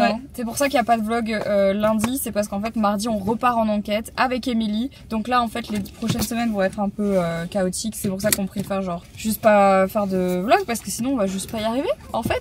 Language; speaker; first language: French; native; French